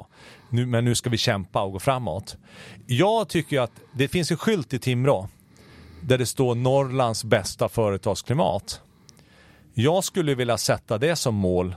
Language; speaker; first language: Swedish; native; Swedish